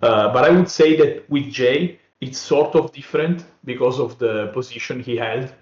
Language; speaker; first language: English; non-native, fluent; Italian